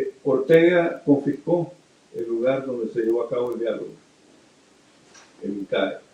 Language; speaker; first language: Spanish; native; Spanish